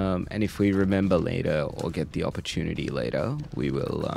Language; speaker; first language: English; native; English